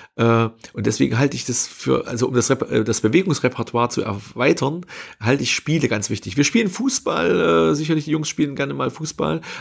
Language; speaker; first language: German; native; German